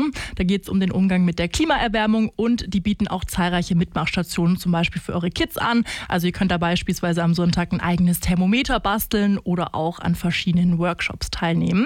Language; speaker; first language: German; native; German